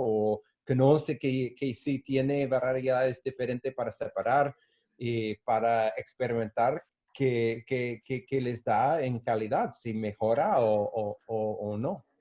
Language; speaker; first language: Spanish; non-native, fluent; English